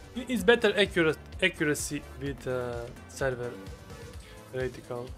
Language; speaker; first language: English; non-native, learner; Croatian